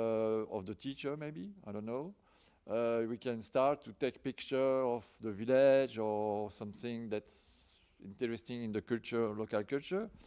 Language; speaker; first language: English; non-native, learner; French